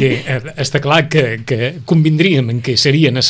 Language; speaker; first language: Catalan; native; Catalan